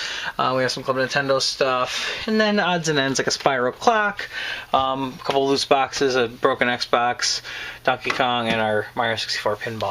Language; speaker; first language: English; native; English